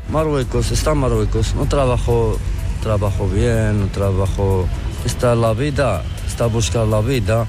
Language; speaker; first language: Spanish; non-native, learner; Arabic